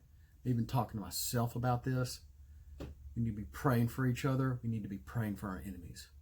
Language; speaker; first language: English; native; English